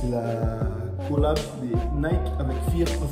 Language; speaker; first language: French; non-native, fluent; Portuguese